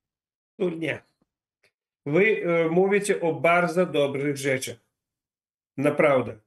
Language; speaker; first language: Polish; non-native, learner; Ukrainian